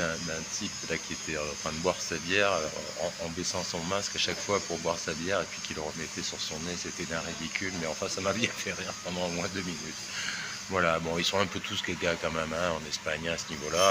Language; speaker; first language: French; native; French